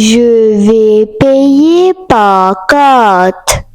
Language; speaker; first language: French; non-native, learner; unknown